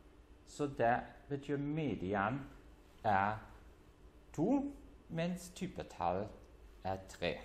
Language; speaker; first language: Norwegian; non-native, fluent; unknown